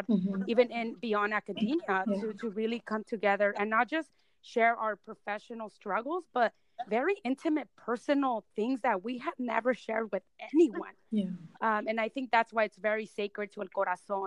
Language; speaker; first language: English; early bilingual, other home language; Spanish